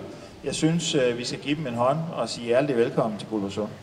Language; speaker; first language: Danish; native; Danish